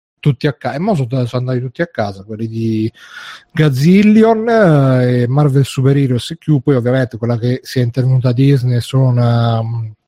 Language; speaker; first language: Italian; native; Italian